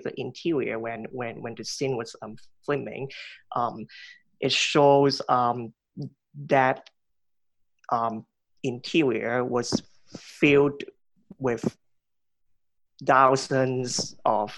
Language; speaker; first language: English; non-native, local second language; Cantonese